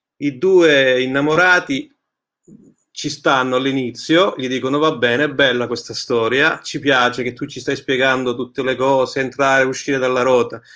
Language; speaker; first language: Italian; early bilingual, heritage; Italian